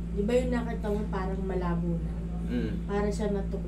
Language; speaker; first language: Filipino; native; Filipino